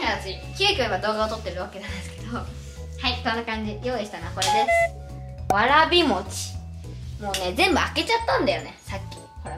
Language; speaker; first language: Japanese; native; Japanese